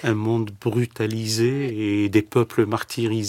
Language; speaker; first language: French; native; French